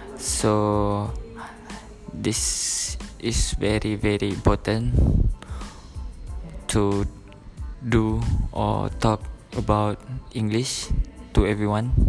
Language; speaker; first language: English; non-native, learner; Malay